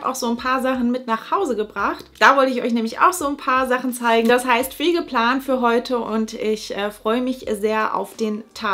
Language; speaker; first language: German; native; German